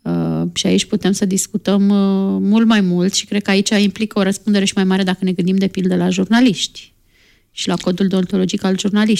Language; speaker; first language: Romanian; native; Romanian